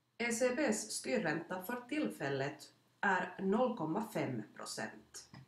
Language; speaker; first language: Swedish; native; Swedish